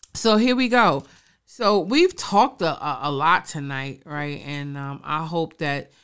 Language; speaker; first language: English; native; English